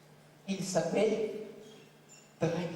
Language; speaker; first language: French; non-native, learner; Russian